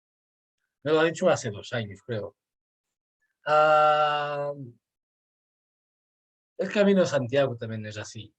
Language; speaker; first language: Spanish; non-native, fluent; Portuguese